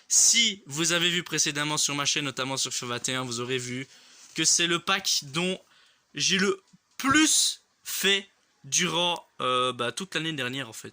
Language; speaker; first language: French; native; French